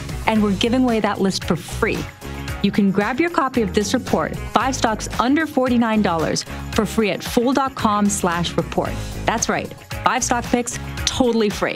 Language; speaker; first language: English; native; English